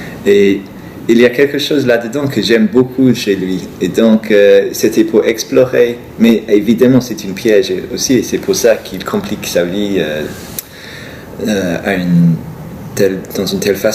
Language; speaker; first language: French; non-native, fluent; English